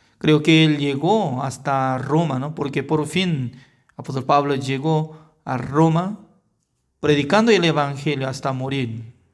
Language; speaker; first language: Spanish; non-native, fluent; Korean